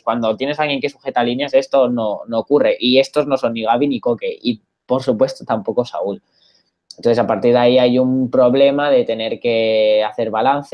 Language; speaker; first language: Spanish; native; Spanish